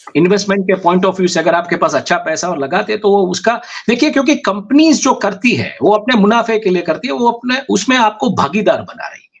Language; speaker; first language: Hindi; non-native, local second language; Gujarati